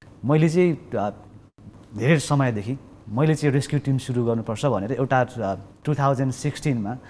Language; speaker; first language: Nepali; non-native, local second language; Sherpa